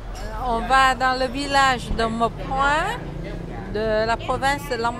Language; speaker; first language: French; non-native, fluent; Vietnamese